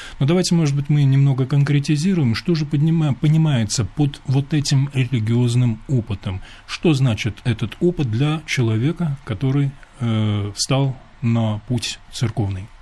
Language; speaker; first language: Russian; native; Russian